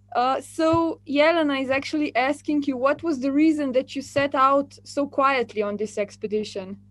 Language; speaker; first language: English; non-native, fluent; Slovenian